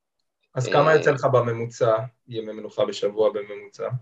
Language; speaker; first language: Hebrew; native; Hebrew